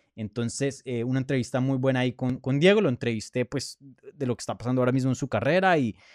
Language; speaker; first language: Spanish; native; Spanish